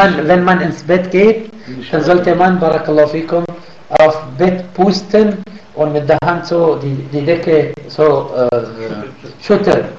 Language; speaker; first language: German; non-native, fluent; Arabic